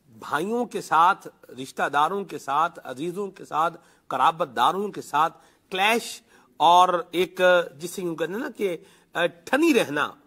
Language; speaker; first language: Urdu; non-native, local second language; Punjabi